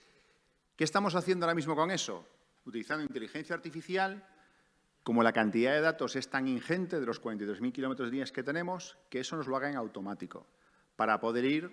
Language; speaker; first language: Spanish; native; Spanish